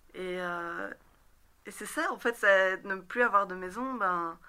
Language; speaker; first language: French; native; French